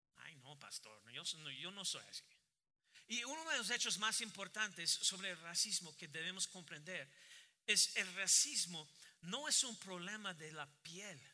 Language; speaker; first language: Spanish; non-native, fluent; English